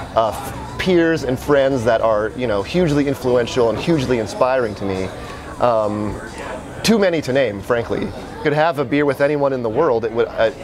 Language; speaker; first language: English; native; English